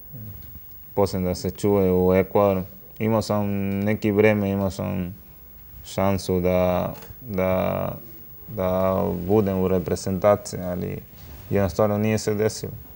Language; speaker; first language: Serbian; non-native, learner; Spanish